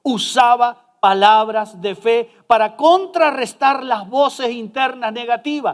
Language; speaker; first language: Spanish; native; Spanish